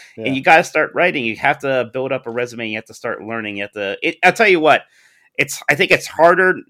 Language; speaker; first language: English; native; English